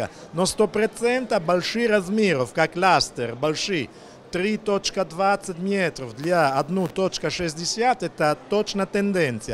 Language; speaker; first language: Russian; non-native, learner; Italian